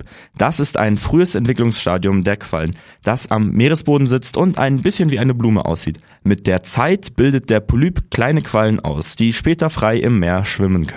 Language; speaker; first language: German; native; German